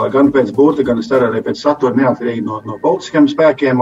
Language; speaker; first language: Latvian; non-native, fluent; Hungarian